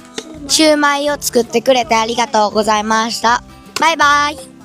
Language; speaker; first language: Japanese; native; Japanese